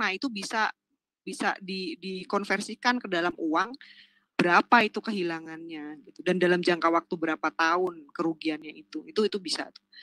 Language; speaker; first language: Indonesian; native; Indonesian